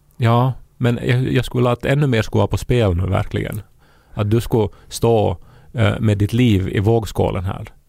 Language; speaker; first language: Swedish; native; Swedish